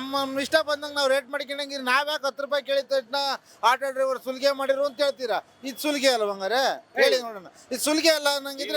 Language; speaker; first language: Kannada; native; Kannada